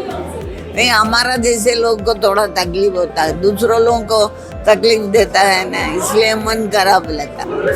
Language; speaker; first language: Hindi; non-native, local second language; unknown